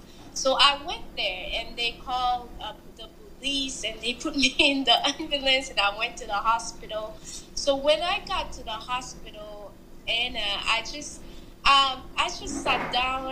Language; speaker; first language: English; non-native, fluent; Haitian Creole